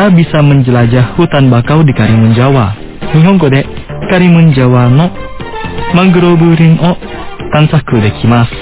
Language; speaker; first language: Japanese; non-native, fluent; Indonesian